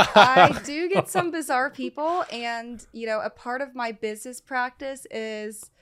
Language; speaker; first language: English; native; English